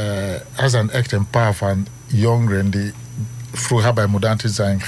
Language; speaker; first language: Dutch; non-native, fluent; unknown